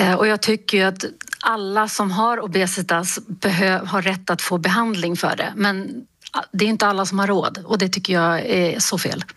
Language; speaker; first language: Swedish; native; Swedish